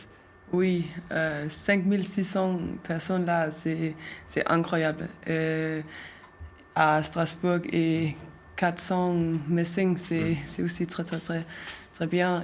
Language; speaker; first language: French; non-native, learner; Danish